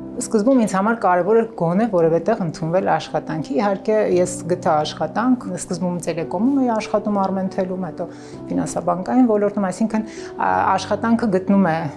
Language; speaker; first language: Armenian; native; Armenian